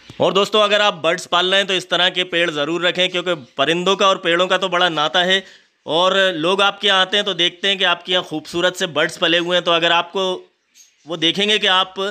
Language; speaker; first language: Hindi; native; Hindi